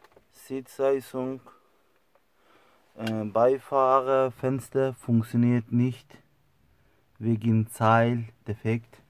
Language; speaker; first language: German; non-native, learner; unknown